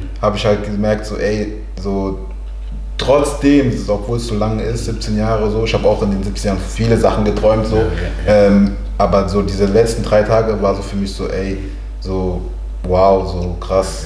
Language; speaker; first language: German; early bilingual, other home language; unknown